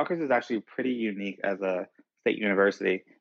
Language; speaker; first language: English; native; English